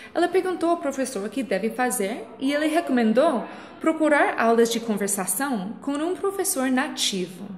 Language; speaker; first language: Portuguese; non-native, fluent; English